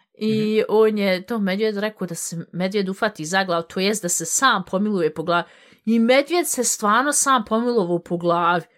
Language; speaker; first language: Bosnian; early bilingual, heritage; Bosnian